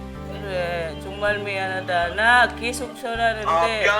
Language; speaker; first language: Korean; non-native, learner; Filipino